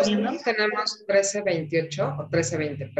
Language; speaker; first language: Spanish; native; Spanish